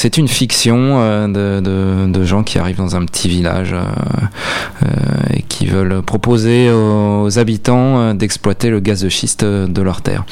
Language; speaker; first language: French; native; French